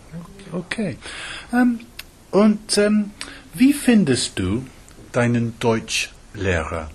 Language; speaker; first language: German; non-native, fluent; English